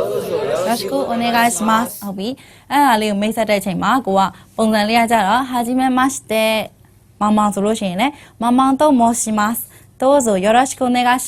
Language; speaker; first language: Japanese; non-native, fluent; Burmese